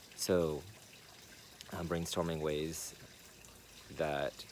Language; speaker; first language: English; native; English